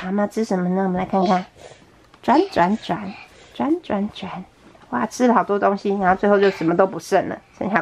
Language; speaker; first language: Chinese; native; Chinese